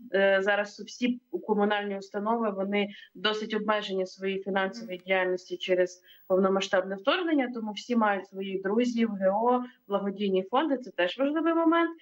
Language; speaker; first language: Ukrainian; native; Ukrainian